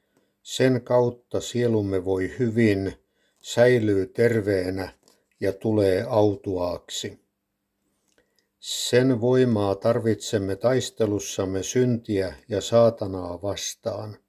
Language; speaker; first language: Finnish; native; Finnish